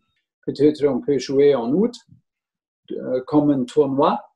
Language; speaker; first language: French; non-native, learner; German